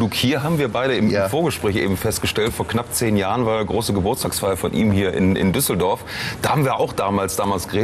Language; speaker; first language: German; native; German